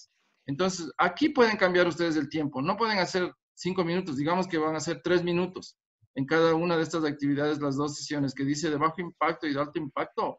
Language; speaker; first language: Spanish; native; Spanish